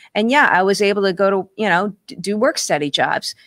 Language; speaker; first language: English; native; English